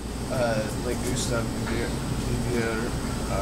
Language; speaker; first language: Spanish; non-native, learner; English